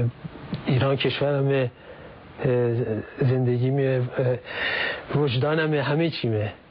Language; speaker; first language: Persian; native; Persian